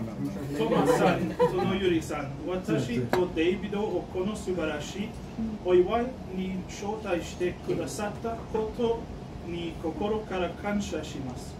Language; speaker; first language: Japanese; non-native, learner; English